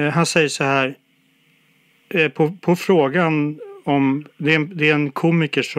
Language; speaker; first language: Swedish; native; Swedish